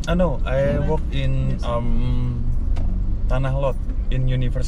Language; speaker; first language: English; non-native, learner; Indonesian